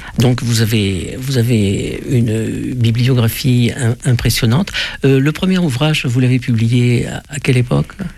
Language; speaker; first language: French; native; French